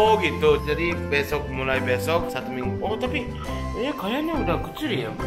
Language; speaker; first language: Indonesian; non-native, learner; Japanese